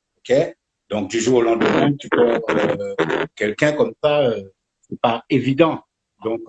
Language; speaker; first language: French; native; French